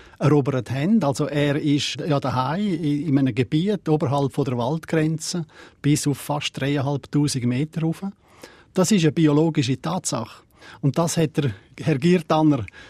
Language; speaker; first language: German; native; German